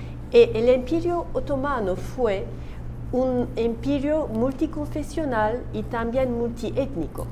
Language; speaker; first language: Spanish; non-native, learner; Turkish